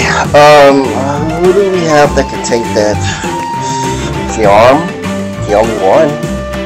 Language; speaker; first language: English; native; English